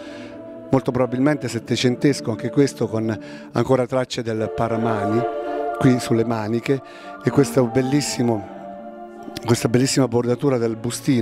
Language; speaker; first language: Italian; native; Italian